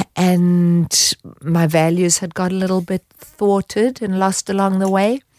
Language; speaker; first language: English; native; English